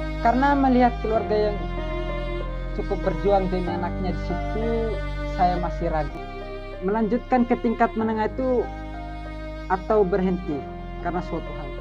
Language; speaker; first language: Indonesian; non-native, local second language; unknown